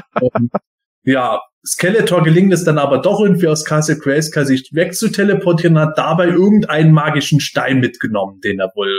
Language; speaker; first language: German; native; German